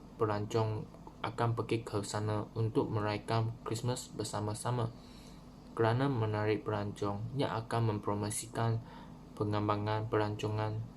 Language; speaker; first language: Malay; non-native, local second language; Chinese